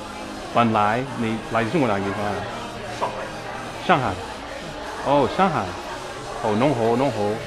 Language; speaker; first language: Chinese; non-native, learner; English